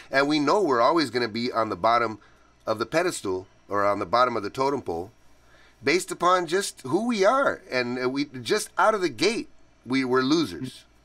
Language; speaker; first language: English; early bilingual, other home language; Spanish